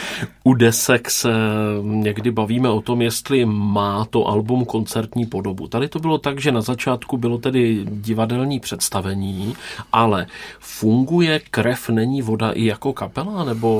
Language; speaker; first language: Czech; native; Czech